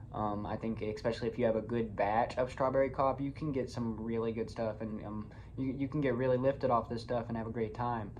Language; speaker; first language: English; native; English